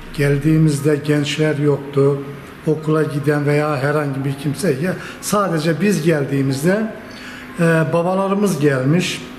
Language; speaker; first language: Turkish; native; Turkish